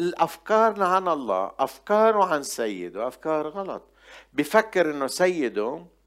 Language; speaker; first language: Arabic; non-native, local second language; Armenian